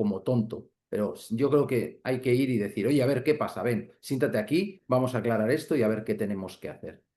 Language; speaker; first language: Spanish; native; Spanish